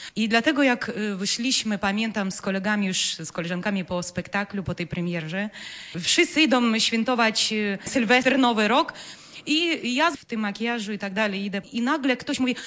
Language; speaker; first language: Polish; non-native, fluent; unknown